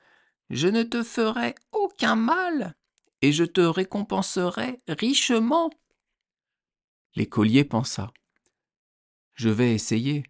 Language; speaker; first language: French; native; French